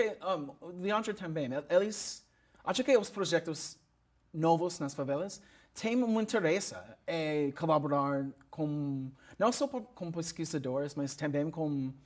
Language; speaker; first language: Portuguese; non-native, learner; English